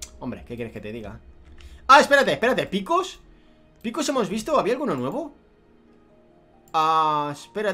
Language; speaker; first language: Spanish; native; Spanish